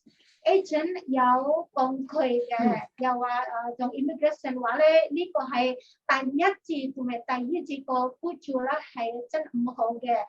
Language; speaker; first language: Cantonese; non-native, learner; Indonesian